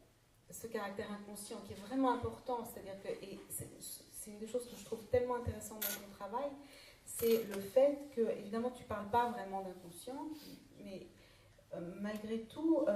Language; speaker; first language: French; native; French